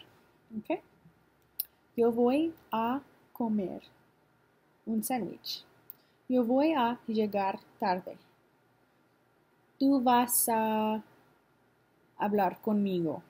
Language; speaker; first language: Spanish; non-native, fluent; English